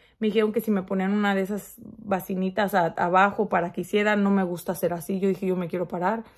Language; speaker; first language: Spanish; early bilingual, heritage; Spanish